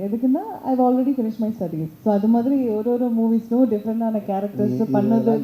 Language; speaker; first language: Tamil; early bilingual, heritage; Tamil